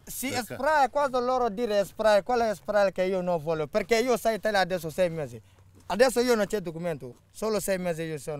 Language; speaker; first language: Italian; non-native, learner; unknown